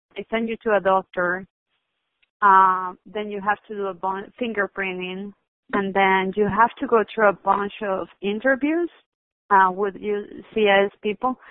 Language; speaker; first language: English; non-native, fluent; Spanish